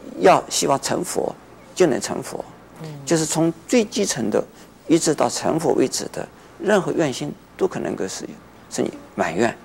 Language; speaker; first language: Chinese; native; Chinese